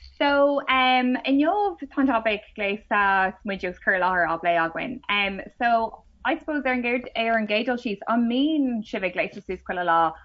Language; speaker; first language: Irish; non-native, local second language; English